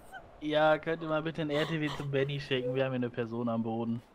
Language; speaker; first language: German; native; German